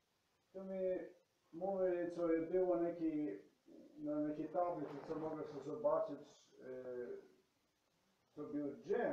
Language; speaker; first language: Polish; non-native, learner; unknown